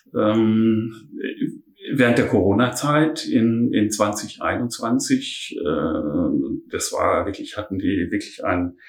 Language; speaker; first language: German; native; German